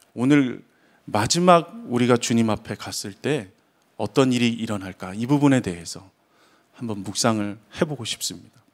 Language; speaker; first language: Korean; native; Korean